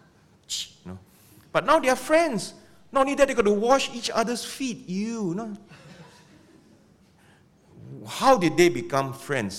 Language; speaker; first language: English; non-native, local second language; Min Nan Chinese